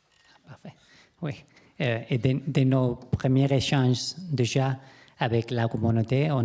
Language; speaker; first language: French; non-native, fluent; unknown